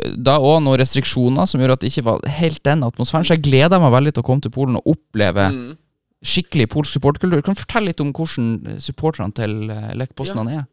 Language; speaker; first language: Norwegian; native; Norwegian